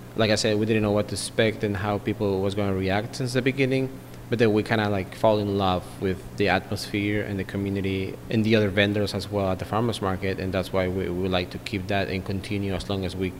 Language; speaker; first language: English; non-native, fluent; Spanish